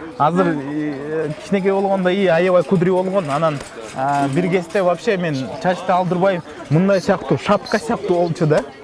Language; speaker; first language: Kyrgyz; non-native, local second language; Russian